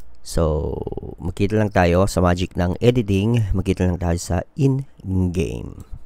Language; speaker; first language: Filipino; native; Filipino